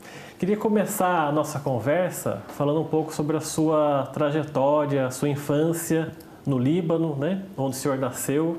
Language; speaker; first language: Portuguese; native; Portuguese